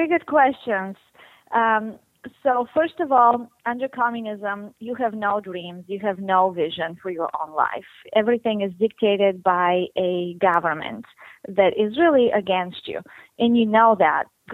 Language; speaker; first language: English; non-native, fluent; Bulgarian